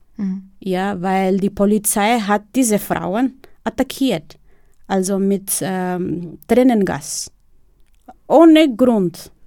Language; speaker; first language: German; non-native, fluent; Spanish